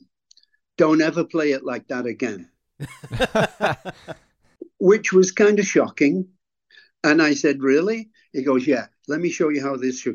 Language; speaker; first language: English; native; English